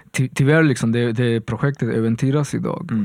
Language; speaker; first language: Swedish; non-native, fluent; Spanish